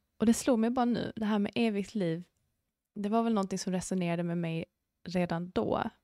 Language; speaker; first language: Swedish; early bilingual, other home language; English